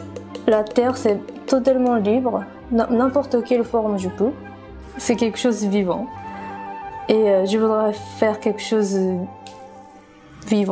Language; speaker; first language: French; non-native, learner; Japanese